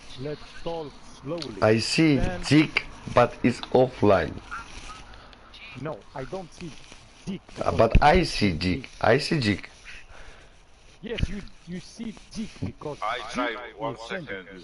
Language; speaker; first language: English; non-native, learner; Polish